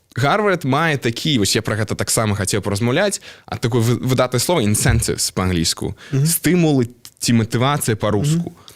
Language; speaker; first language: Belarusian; non-native, local second language; Russian